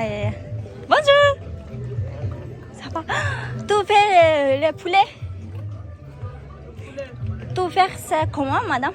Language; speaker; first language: French; non-native, learner; Kazakh